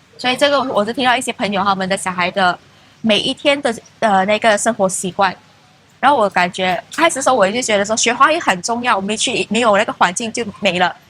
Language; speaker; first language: Chinese; native; Chinese